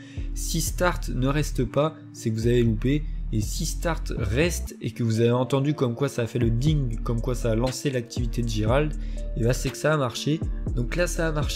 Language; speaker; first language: French; native; French